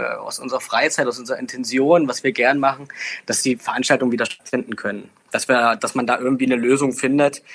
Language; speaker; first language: German; native; German